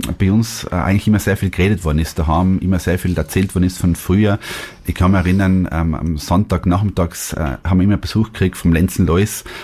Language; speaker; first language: German; native; German